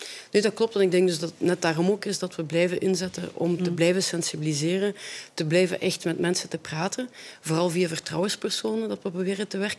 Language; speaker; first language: Dutch; native; Dutch